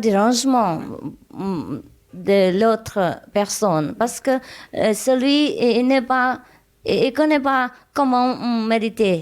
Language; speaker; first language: French; non-native, learner; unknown